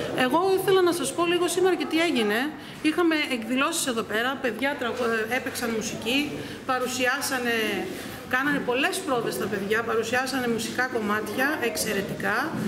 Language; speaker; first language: Greek; early bilingual, heritage; Greek